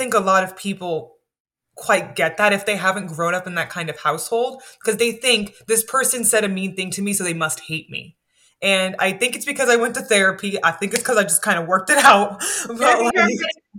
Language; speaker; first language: English; native; English